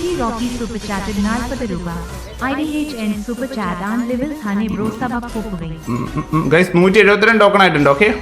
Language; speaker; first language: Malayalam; native; Malayalam